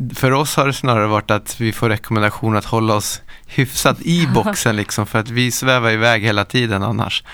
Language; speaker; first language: Swedish; native; Swedish